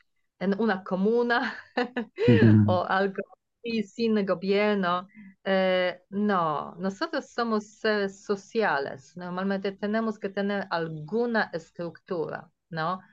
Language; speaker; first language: Spanish; non-native, fluent; Polish